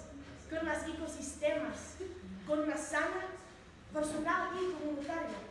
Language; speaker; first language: Spanish; non-native, learner; English